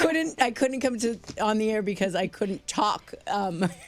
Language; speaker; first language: English; native; English